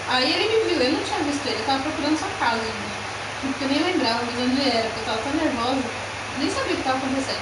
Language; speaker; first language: Portuguese; native; Portuguese